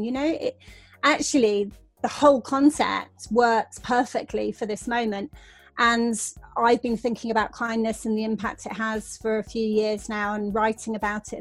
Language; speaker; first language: English; native; English